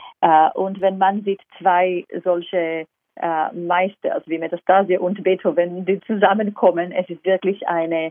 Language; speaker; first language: German; non-native, fluent; Hebrew